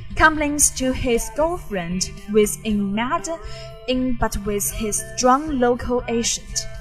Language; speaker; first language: English; non-native, fluent; Chinese